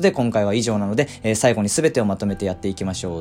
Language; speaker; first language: Japanese; native; Japanese